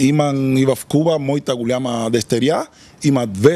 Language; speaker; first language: Bulgarian; non-native, learner; Spanish